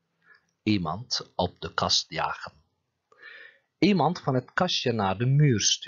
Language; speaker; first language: Dutch; non-native, fluent; Turkish